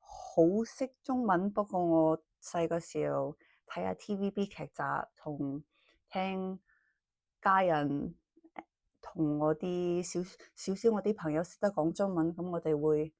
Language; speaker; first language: Cantonese; early bilingual, heritage; English